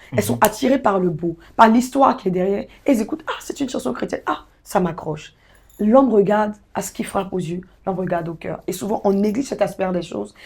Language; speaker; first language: French; native; French